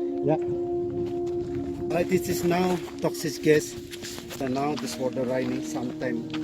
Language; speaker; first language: English; non-native, learner; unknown